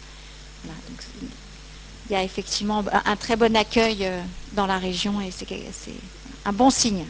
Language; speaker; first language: French; native; French